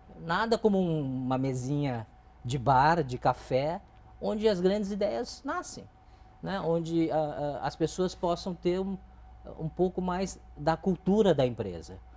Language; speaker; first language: Portuguese; early bilingual, other home language; Chinese